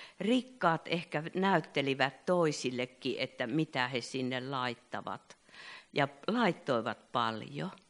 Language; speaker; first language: Finnish; native; Finnish